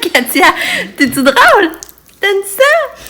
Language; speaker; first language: French; native; French